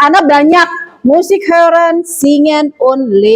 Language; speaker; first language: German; non-native, learner; Indonesian